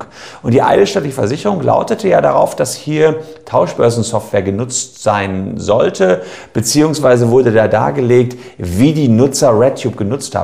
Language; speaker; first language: German; native; German